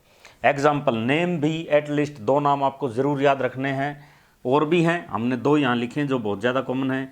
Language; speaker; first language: Hindi; native; Hindi